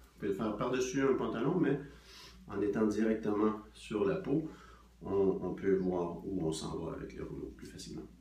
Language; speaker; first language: French; native; French